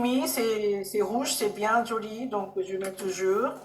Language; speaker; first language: French; non-native, learner; Japanese